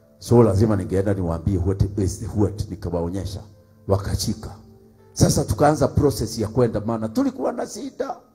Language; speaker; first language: Swahili; non-native, local second language; Kikuyu